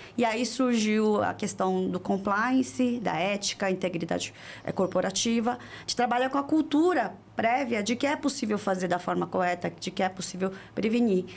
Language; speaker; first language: Portuguese; early bilingual, other home language; Korean